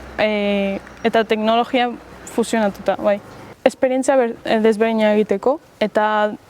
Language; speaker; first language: Basque; early bilingual, other home language; Spanish